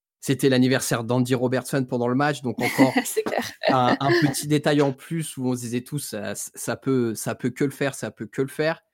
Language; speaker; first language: French; native; French